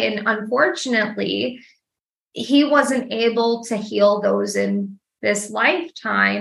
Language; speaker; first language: English; native; English